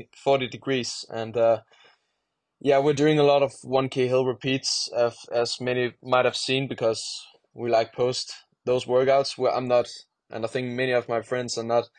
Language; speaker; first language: English; non-native, fluent; Danish